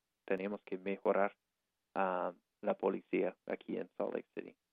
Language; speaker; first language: Spanish; non-native, fluent; English